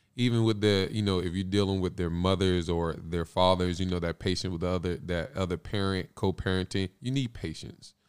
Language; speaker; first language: English; early bilingual, other home language; Spanish